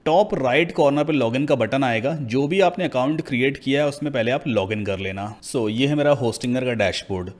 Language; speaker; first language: Hindi; native; Hindi